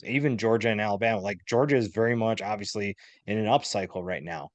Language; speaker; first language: English; native; English